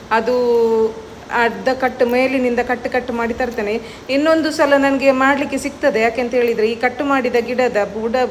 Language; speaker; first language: Kannada; non-native, local second language; Tulu